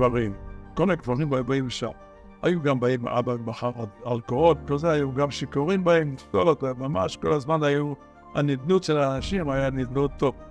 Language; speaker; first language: Hebrew; early bilingual, other home language; Arabic